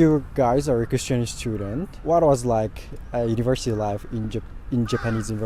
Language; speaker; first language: English; non-native, learner; Japanese